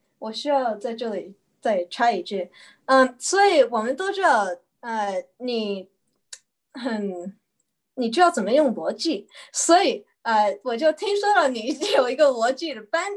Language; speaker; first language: Chinese; early bilingual, heritage; Chinese